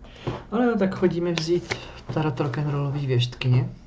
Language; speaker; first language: Czech; native; Czech